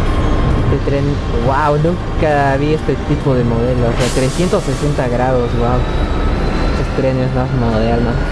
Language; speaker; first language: Spanish; native; Spanish